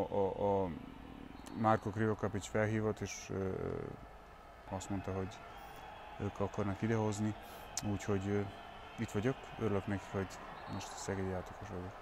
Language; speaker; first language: Hungarian; non-native, fluent; Serbian